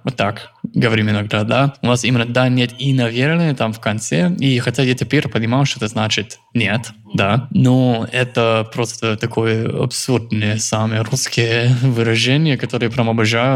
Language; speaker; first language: Russian; non-native, fluent; English